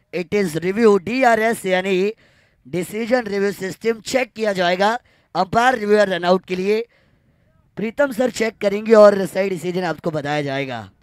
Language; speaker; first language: Hindi; non-native, local second language; Marathi